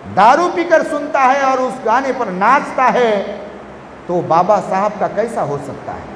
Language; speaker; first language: Hindi; non-native, local second language; Marathi